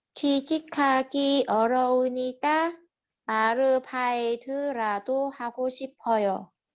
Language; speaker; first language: Korean; non-native, learner; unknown